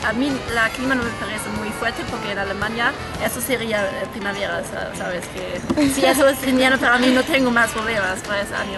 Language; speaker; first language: Spanish; non-native, learner; German